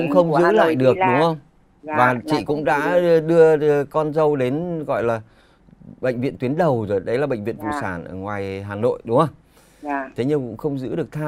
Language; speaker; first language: Vietnamese; native; Vietnamese